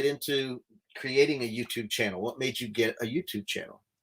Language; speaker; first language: English; native; English